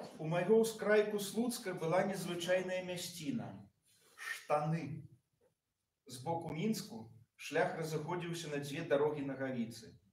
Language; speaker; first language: Belarusian; native; Belarusian